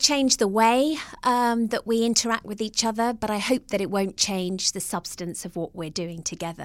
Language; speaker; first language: English; native; English